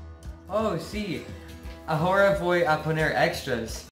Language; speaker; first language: Spanish; non-native, learner; English